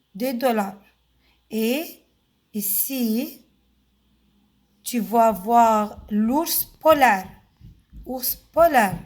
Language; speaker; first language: French; non-native, fluent; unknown